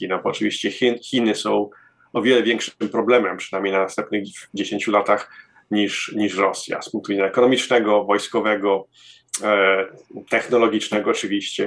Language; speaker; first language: Polish; early bilingual, heritage; Polish